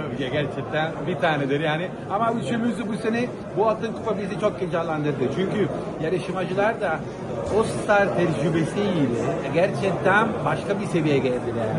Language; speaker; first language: Turkish; non-native, fluent; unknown